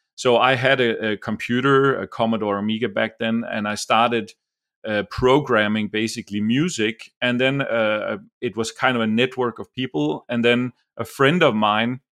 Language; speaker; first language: English; non-native, fluent; Danish